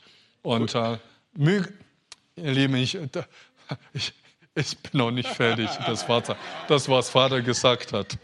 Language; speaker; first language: German; non-native, fluent; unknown